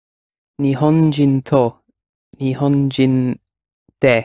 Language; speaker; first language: Japanese; non-native, learner; English